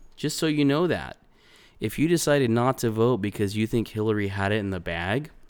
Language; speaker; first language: English; native; English